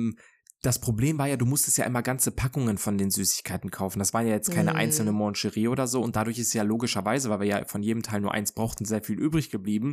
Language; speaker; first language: German; native; German